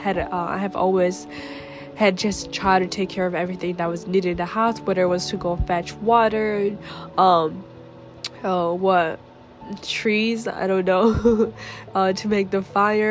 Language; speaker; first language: English; early bilingual, other home language; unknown